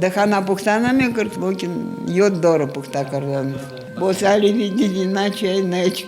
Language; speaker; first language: Persian; non-native, fluent; Russian